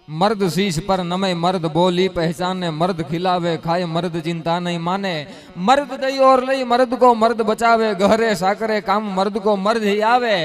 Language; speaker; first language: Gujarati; non-native, local second language; Kachhi